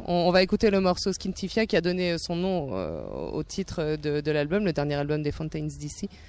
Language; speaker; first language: French; native; French